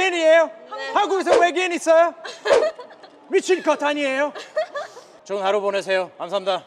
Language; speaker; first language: Korean; non-native, fluent; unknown